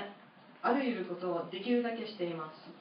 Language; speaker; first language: Japanese; non-native, fluent; English